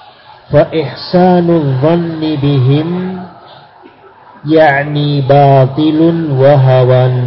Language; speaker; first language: Arabic; non-native, fluent; Indonesian